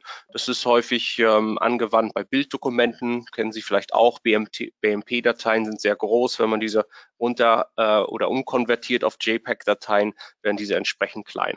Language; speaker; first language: German; native; German